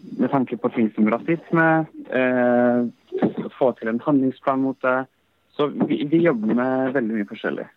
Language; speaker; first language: Norwegian; early bilingual, other home language; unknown